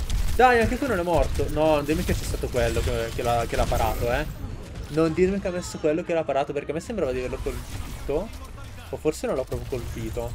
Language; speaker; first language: Italian; native; Italian